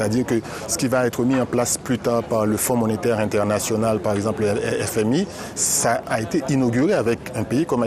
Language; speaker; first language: French; non-native, local second language; Haitian Creole